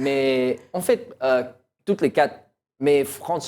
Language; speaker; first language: French; non-native, learner; English